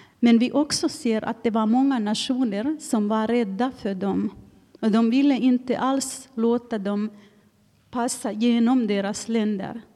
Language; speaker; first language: Swedish; non-native, fluent; Finnish